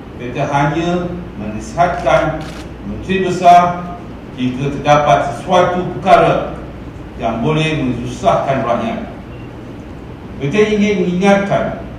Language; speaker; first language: Malay; native; Malay